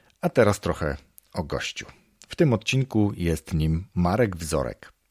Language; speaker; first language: Polish; native; Polish